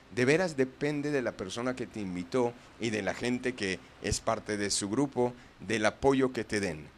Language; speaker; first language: Spanish; non-native, fluent; English